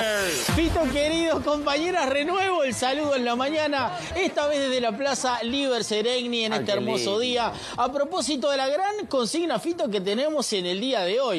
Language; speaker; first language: Spanish; native; Spanish